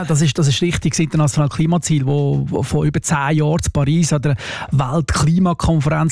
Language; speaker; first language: German; native; German